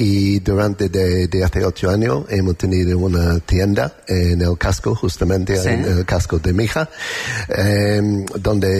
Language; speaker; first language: Spanish; non-native, learner; English